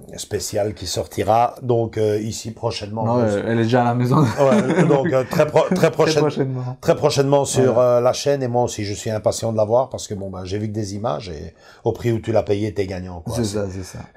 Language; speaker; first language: French; native; French